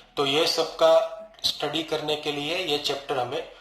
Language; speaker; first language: Hindi; non-native, local second language; Gujarati